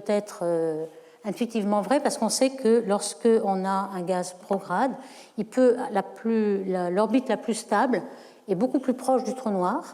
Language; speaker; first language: French; native; French